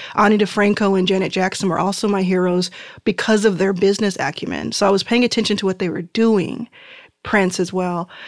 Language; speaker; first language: English; native; English